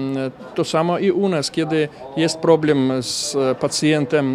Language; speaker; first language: Polish; non-native, fluent; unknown